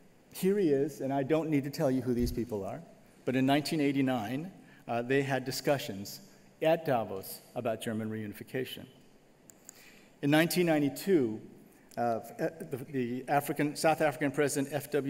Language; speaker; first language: English; native; English